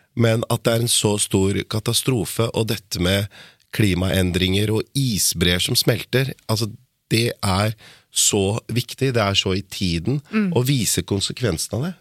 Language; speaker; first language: Norwegian; early bilingual, other home language; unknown